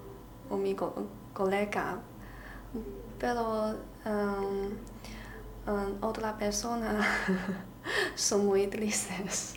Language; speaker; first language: Spanish; non-native, learner; Chinese